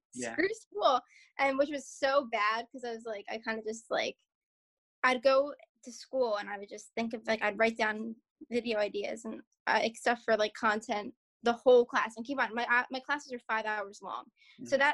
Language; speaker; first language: English; native; English